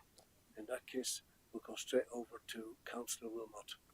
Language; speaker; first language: English; native; English